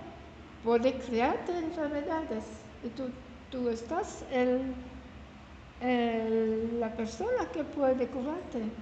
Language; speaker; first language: Spanish; non-native, learner; French